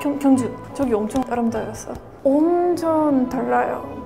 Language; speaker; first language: Korean; non-native, fluent; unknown